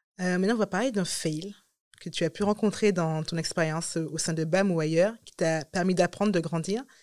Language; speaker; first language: French; native; French